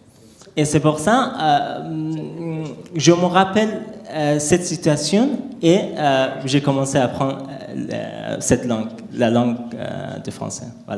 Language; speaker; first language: French; non-native, learner; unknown